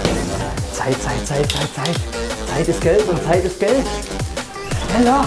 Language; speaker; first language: German; native; German